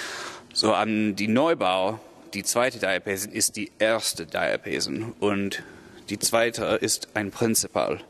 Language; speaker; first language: German; non-native, learner; English